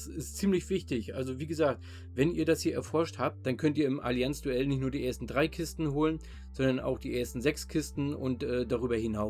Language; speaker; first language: German; native; German